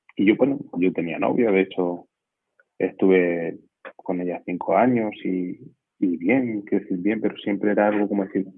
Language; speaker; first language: Spanish; native; Spanish